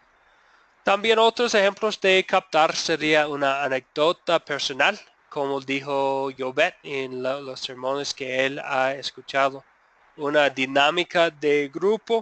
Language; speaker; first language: Spanish; non-native, fluent; English